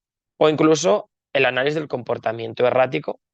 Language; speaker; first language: Spanish; native; Spanish